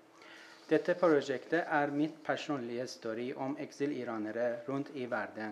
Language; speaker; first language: Norwegian; non-native, learner; Persian